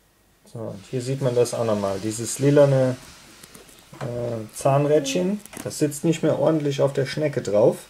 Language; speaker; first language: German; native; German